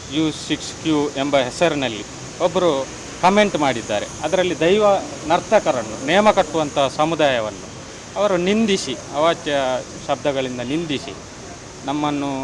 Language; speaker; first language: Kannada; non-native, local second language; Tulu